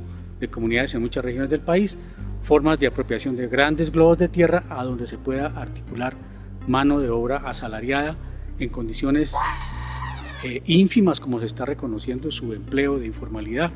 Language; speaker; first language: Spanish; native; Spanish